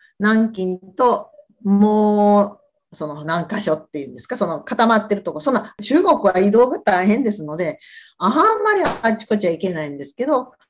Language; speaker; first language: Japanese; native; Japanese